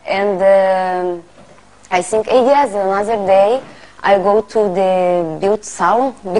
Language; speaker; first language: English; non-native, learner; Portuguese